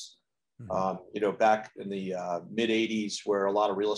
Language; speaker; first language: English; native; English